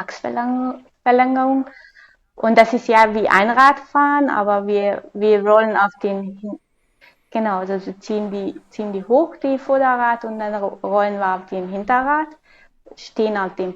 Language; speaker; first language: German; non-native, fluent; Hungarian